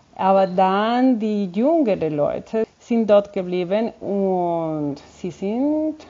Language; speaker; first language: German; non-native, fluent; Spanish